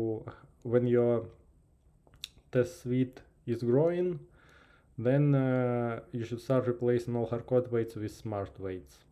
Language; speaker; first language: English; non-native, fluent; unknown